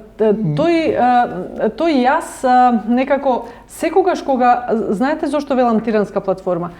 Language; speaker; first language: Macedonian; native; Macedonian